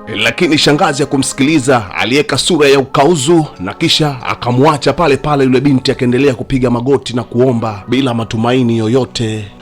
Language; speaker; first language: Swahili; native; Swahili